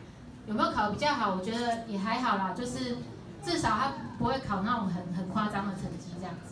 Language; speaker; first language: Chinese; native; Chinese